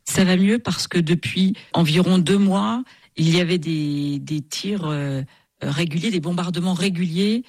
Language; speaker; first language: French; native; French